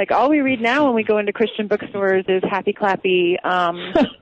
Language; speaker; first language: English; native; English